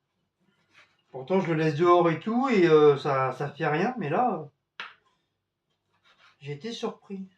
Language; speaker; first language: French; native; French